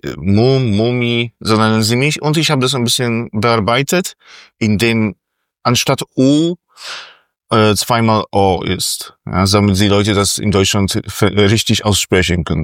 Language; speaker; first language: German; non-native, fluent; Polish